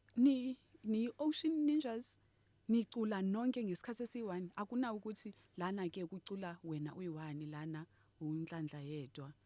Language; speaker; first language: Zulu; non-native, local second language; Xhosa